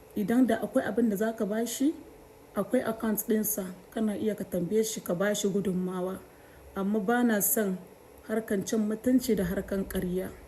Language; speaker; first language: Hausa; non-native, local second language; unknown